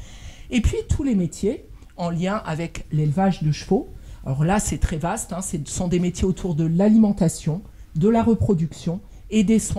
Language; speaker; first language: French; native; French